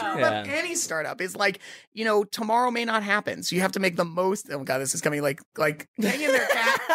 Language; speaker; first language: English; native; English